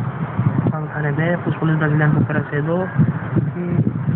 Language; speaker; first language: Greek; non-native, learner; Portuguese